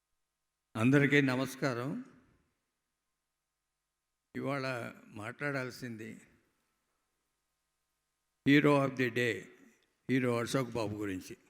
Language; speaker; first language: Telugu; native; Telugu